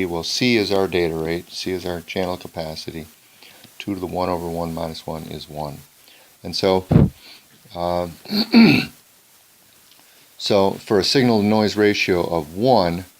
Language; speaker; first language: English; native; English